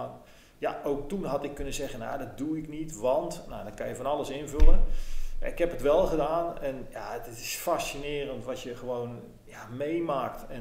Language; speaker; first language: Dutch; native; Dutch